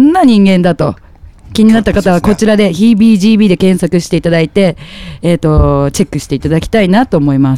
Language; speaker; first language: Japanese; native; Japanese